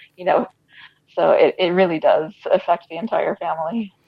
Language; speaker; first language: English; native; English